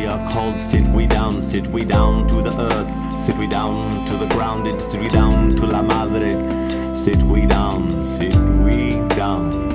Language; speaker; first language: English; early bilingual, other home language; Spanish